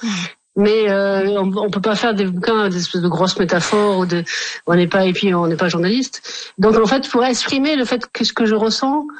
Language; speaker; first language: French; native; French